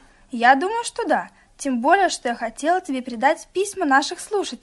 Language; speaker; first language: Russian; native; Russian